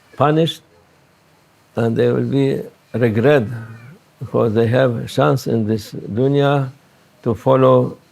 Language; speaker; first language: English; non-native, learner; Turkish